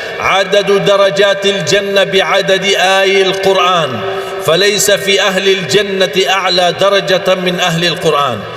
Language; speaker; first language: Malay; non-native, fluent; Arabic